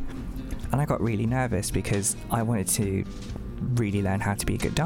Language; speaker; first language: English; non-native, local second language; Bangla